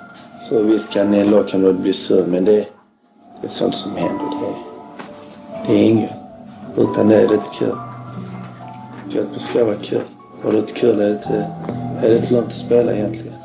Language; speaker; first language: Swedish; early bilingual, other home language; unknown